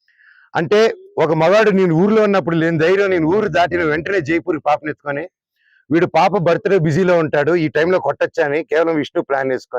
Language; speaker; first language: Telugu; native; Telugu